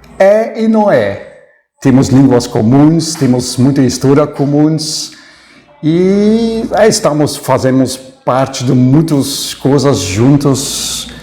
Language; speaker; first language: Portuguese; non-native, fluent; Dutch